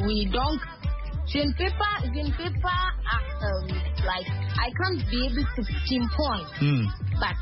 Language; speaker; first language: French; non-native, learner; Akan